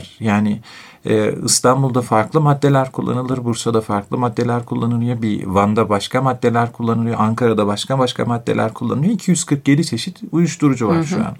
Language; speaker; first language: Turkish; native; Turkish